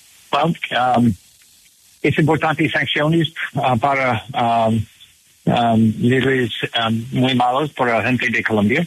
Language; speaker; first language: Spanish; non-native, learner; English